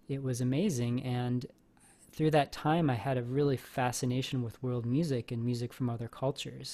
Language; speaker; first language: English; native; English